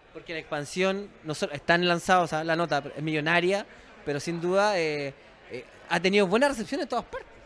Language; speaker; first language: Spanish; native; Spanish